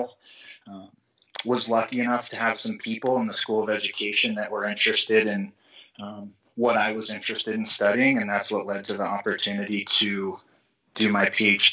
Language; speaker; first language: English; native; English